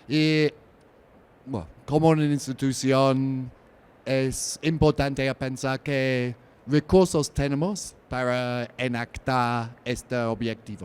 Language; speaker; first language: Spanish; non-native, learner; English